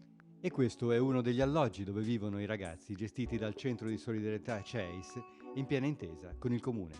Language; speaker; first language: Italian; native; Italian